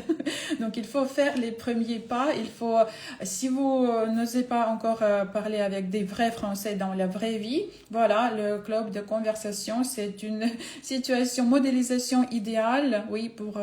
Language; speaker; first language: French; non-native, fluent; Ukrainian